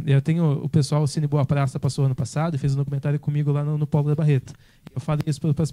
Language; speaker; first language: Portuguese; native; Portuguese